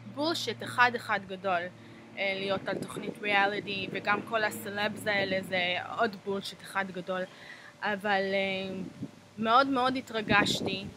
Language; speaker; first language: Hebrew; early bilingual, heritage; Hebrew